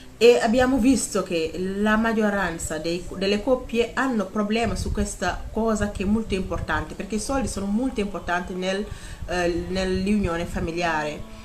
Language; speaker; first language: Italian; non-native, fluent; Wolof